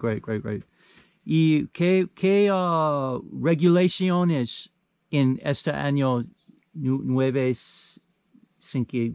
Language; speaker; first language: Spanish; non-native, learner; English